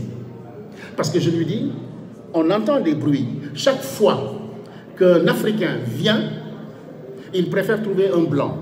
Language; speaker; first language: French; non-native, local second language; Wolof